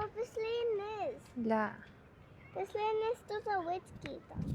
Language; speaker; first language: Ukrainian; early bilingual, heritage; Ukrainian